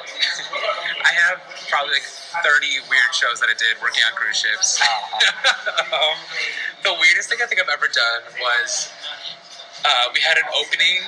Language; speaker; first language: English; early bilingual, other home language; Polish